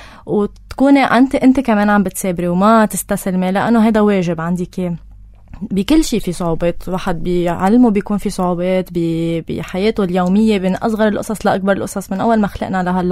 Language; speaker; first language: Arabic; native; Arabic